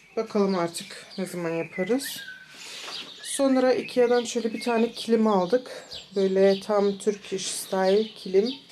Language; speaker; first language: Turkish; early bilingual, heritage; Turkish